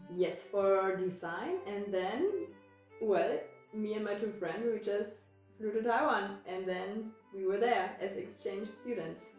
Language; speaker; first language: English; non-native, fluent; German